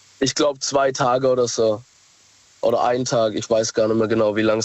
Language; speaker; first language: German; native; German